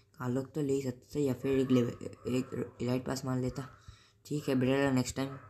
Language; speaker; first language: Hindi; native; Hindi